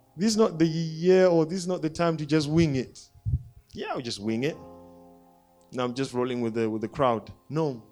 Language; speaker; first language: English; non-native, local second language; Shona